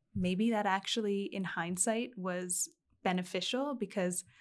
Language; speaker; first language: English; native; English